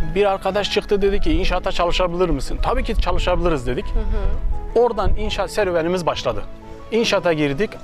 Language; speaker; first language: Turkish; native; Turkish